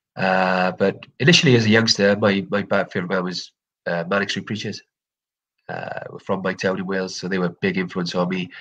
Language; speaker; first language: English; native; English